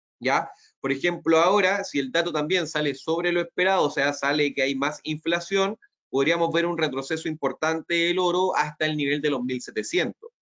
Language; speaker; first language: Spanish; native; Spanish